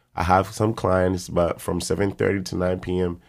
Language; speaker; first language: English; non-native, local second language; Akan